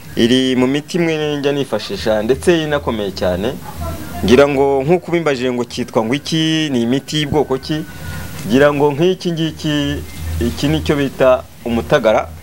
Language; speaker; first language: Kinyarwanda; native; Kinyarwanda